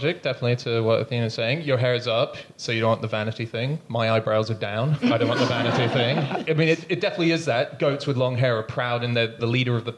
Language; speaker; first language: English; non-native, local second language; Cantonese